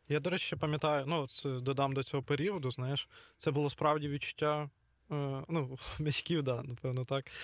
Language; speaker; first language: Ukrainian; native; Ukrainian